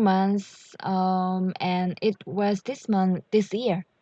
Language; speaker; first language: English; non-native, learner; Korean